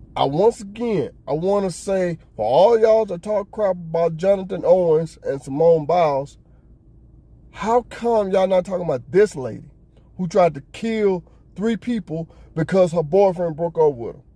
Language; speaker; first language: English; native; English